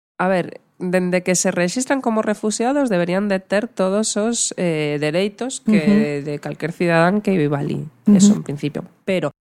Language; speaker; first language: Galician; non-native, local second language; Spanish